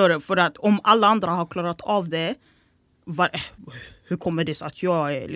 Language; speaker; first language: Swedish; early bilingual, other home language; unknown